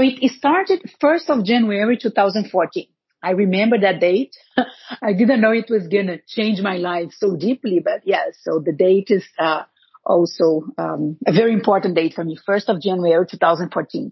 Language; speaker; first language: English; non-native, fluent; Portuguese